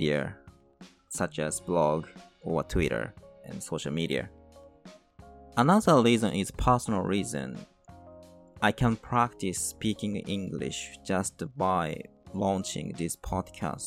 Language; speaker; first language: English; non-native, fluent; Japanese